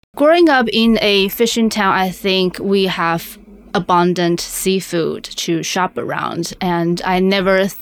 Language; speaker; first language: English; non-native, fluent; Chinese